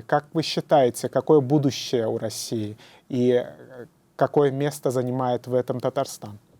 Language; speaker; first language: Russian; native; Russian